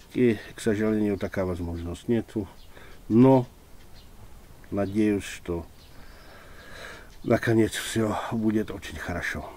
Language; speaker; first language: Russian; non-native, fluent; Czech